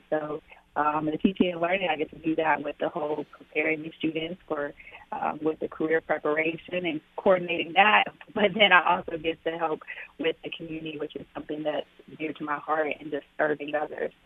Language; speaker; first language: English; native; English